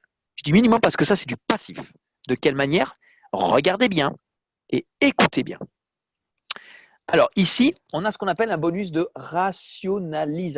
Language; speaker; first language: French; native; French